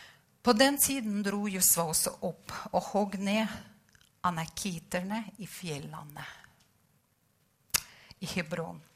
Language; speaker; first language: Norwegian; non-native, fluent; Russian